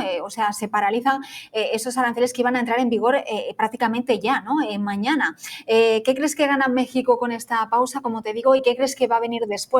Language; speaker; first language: Spanish; native; Spanish